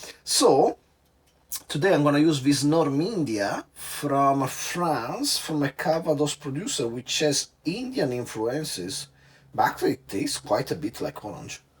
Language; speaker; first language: English; non-native, fluent; Italian